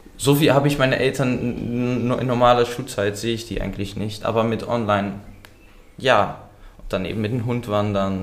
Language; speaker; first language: German; early bilingual, other home language; Dutch